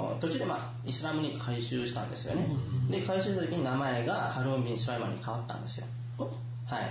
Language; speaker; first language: Japanese; non-native, fluent; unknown